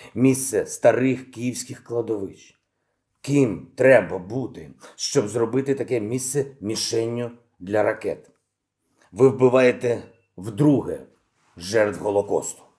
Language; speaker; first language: Ukrainian; non-native, local second language; Russian